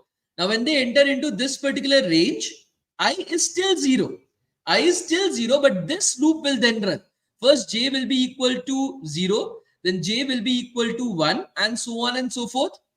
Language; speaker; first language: English; non-native, local second language; Hindi